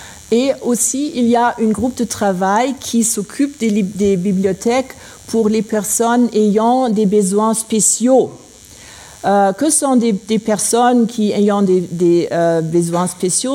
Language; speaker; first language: French; non-native, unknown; German